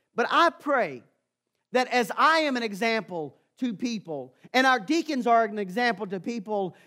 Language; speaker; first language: English; native; English